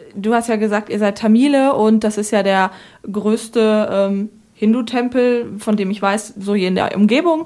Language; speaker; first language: German; native; German